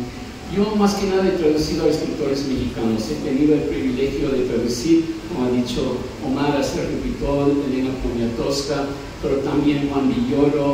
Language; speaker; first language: Spanish; non-native, fluent; English